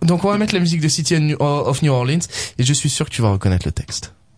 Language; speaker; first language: French; native; French